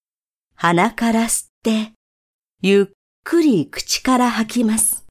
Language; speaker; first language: Japanese; native; Japanese